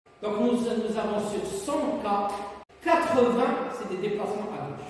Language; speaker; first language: French; non-native, local second language; Arabic